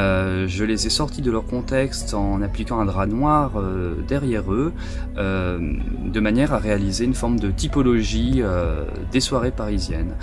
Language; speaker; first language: French; native; French